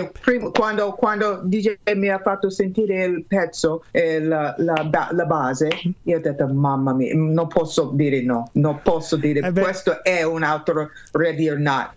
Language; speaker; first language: Italian; non-native, learner; English